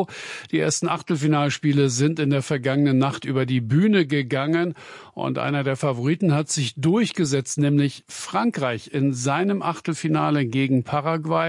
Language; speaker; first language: German; native; German